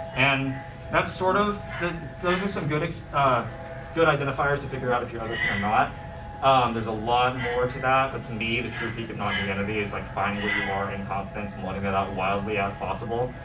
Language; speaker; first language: English; native; English